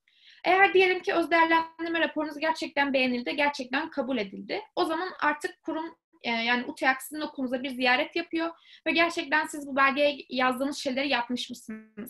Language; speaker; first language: Turkish; native; Turkish